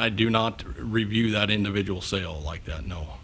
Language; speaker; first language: English; native; English